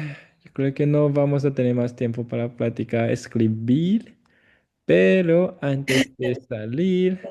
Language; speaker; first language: Spanish; non-native, fluent; Chinese